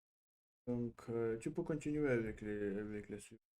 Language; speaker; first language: French; non-native, learner; Russian